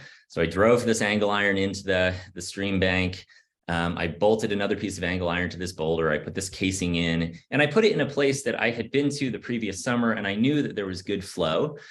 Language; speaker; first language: English; native; English